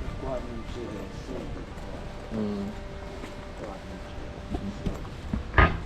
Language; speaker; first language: Italian; non-native, learner; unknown